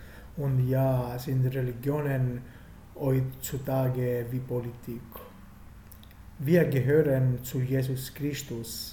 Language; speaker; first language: German; non-native, fluent; Italian